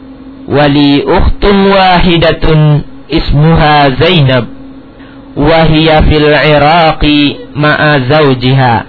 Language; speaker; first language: Arabic; non-native, fluent; Indonesian